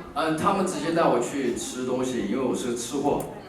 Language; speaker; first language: Chinese; native; Chinese